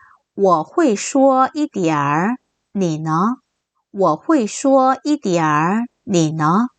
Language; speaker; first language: Chinese; non-native, fluent; Korean